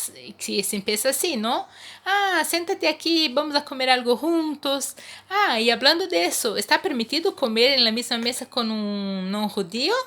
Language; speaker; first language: Spanish; non-native, fluent; Portuguese